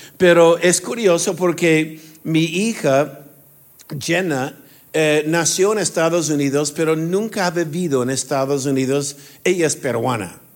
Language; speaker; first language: Spanish; non-native, fluent; English